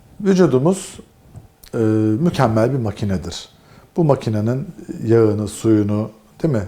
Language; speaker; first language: Turkish; native; Turkish